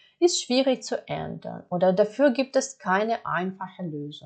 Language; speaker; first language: German; non-native, fluent; Ukrainian